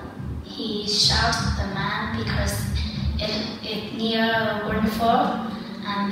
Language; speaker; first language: English; non-native, learner; Vietnamese